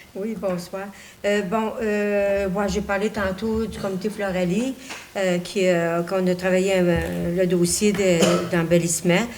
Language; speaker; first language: French; native; French